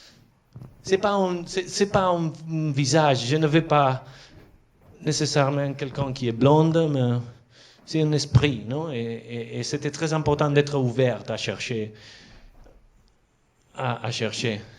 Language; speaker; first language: French; non-native, fluent; Catalan